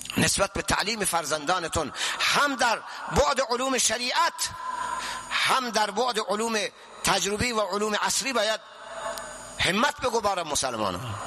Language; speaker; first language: Persian; non-native, local second language; Baluchi